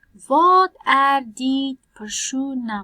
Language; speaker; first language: Swedish; non-native, learner; Persian